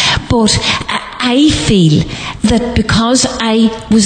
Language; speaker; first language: English; native; English